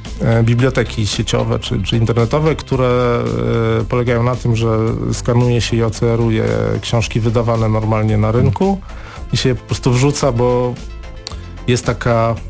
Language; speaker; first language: Polish; native; Polish